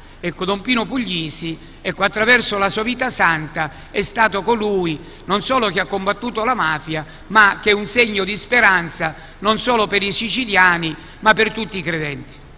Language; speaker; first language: Italian; native; Italian